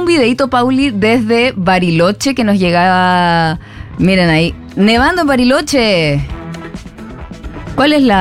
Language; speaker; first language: Spanish; native; Spanish